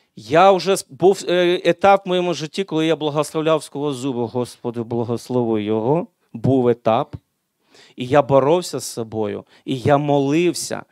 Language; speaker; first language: Ukrainian; non-native, local second language; Russian